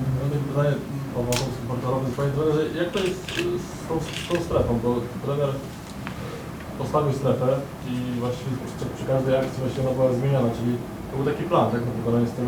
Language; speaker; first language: Polish; native; Polish